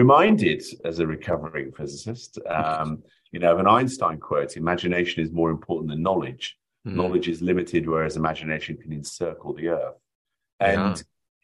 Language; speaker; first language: English; native; English